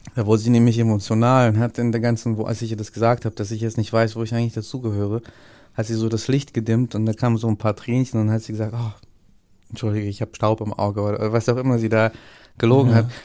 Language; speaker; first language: German; early bilingual, other home language; Russian